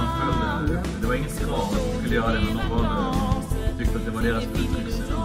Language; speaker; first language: Swedish; native; Swedish